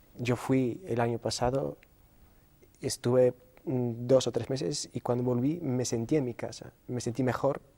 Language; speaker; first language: Spanish; non-native, fluent; Bulgarian